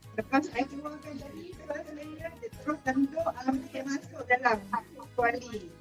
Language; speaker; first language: Malay; native; Malay